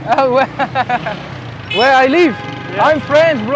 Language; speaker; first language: English; non-native, learner; French